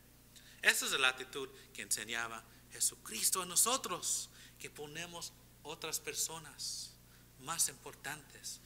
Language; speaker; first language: Spanish; non-native, fluent; English